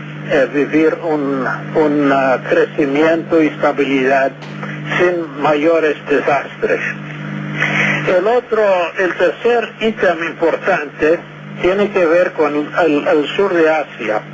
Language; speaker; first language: Spanish; non-native, fluent; English